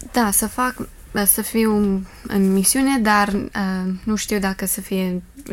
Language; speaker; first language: Romanian; early bilingual, heritage; Romanian